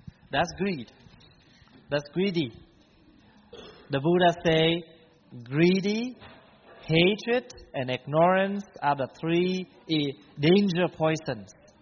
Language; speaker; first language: English; non-native, fluent; Vietnamese